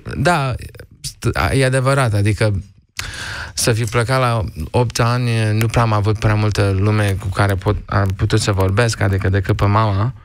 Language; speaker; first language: Romanian; early bilingual, heritage; Romanian